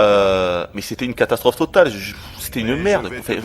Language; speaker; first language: French; native; French